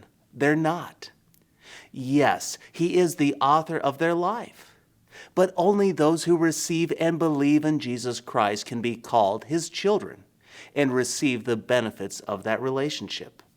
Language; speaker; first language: English; native; English